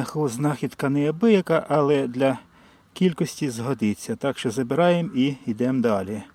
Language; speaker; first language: Ukrainian; non-native, local second language; Russian